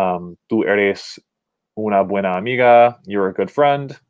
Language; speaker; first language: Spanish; non-native, fluent; English